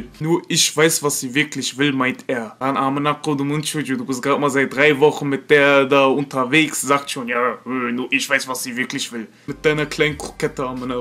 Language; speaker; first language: German; native; German